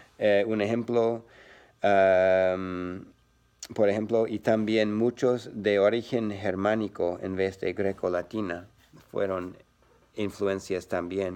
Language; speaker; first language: Spanish; non-native, learner; English